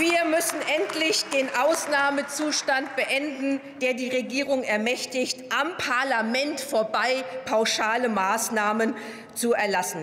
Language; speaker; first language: German; native; German